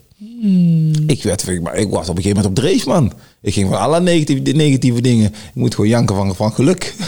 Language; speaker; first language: Dutch; early bilingual, other home language; Sranan Tongo